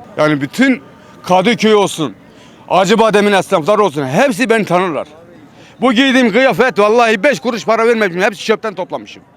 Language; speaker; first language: Turkish; non-native, local second language; Kurdish